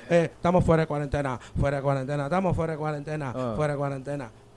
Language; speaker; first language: Spanish; early bilingual, heritage; Spanish